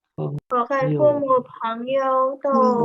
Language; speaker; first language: Chinese; non-native, learner; Indonesian